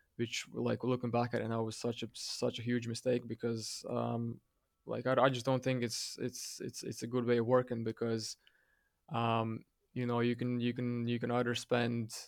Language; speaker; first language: English; non-native, fluent; Latvian